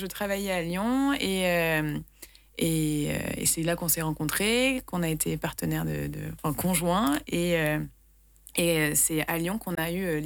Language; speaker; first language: French; native; French